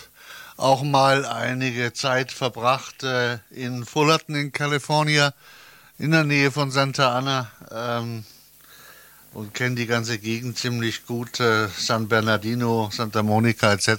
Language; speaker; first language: German; native; German